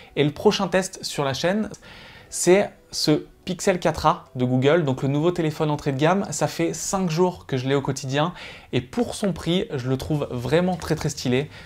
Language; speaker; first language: French; native; French